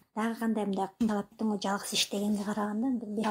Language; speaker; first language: Kyrgyz; native; Kyrgyz